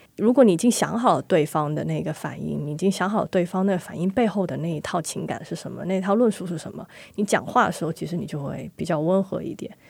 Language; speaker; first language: Chinese; non-native, local second language; Cantonese